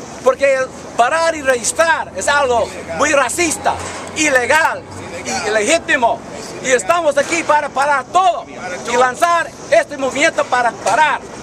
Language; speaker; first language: Spanish; non-native, learner; English